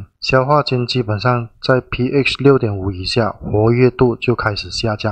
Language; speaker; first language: Chinese; native; Chinese